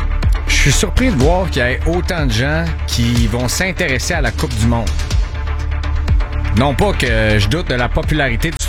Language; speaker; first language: French; native; French